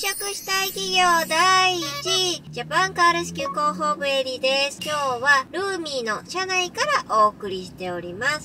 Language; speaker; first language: Japanese; native; Japanese